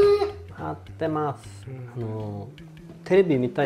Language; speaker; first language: Japanese; non-native, learner; Swedish